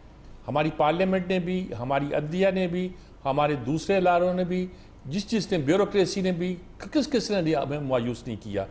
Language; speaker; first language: Urdu; native; Urdu